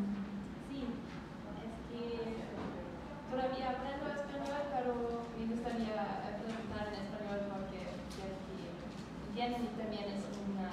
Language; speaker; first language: Spanish; non-native, learner; German